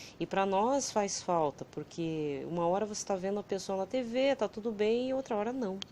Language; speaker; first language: Portuguese; native; Portuguese